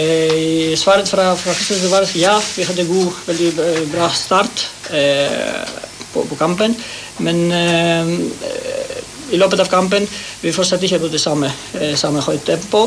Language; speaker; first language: Norwegian; non-native, learner; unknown